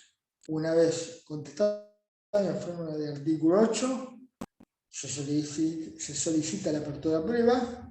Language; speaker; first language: Spanish; native; Spanish